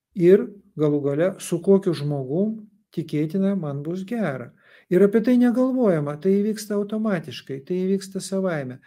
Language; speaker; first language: Lithuanian; non-native, local second language; Russian